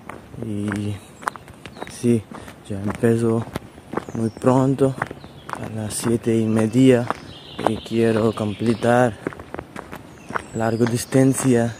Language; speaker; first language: Spanish; non-native, learner; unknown